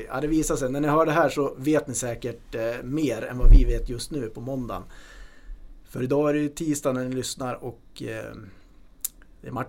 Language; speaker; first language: Swedish; native; Swedish